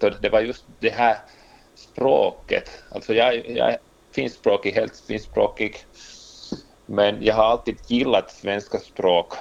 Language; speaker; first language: Swedish; non-native, local second language; Finnish